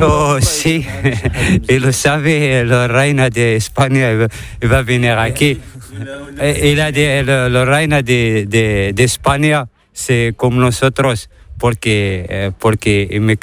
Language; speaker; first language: Spanish; non-native, learner; Arabic